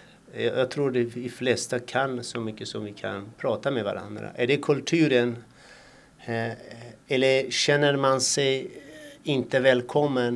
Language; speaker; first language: Swedish; non-native, fluent; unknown